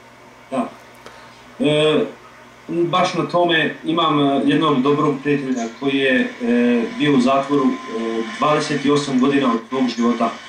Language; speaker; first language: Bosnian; early bilingual, heritage; English